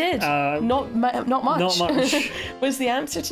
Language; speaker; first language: English; native; English